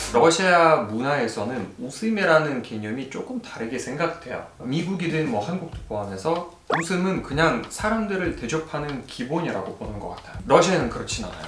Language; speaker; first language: Korean; non-native, fluent; Russian